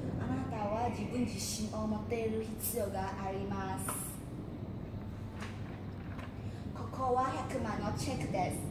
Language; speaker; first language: Japanese; non-native, learner; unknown